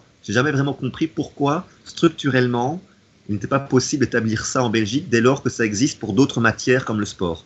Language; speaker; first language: French; native; French